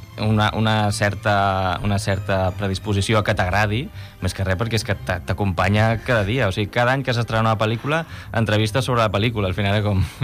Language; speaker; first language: Catalan; non-native, local second language; Spanish